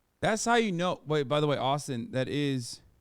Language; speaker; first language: English; native; English